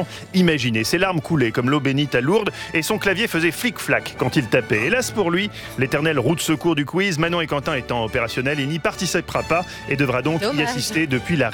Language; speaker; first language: French; native; French